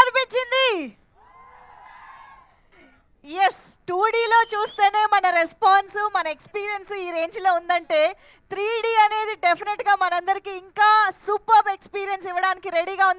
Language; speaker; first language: Telugu; native; Telugu